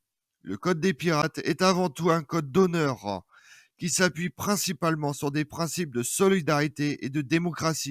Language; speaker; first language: French; native; French